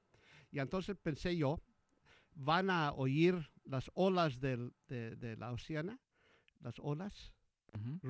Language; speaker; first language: Spanish; early bilingual, heritage; Spanish